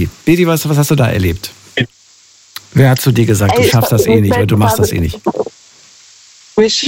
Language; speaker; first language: German; native; German